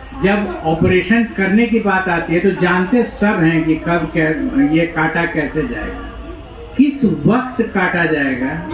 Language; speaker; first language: Hindi; native; Hindi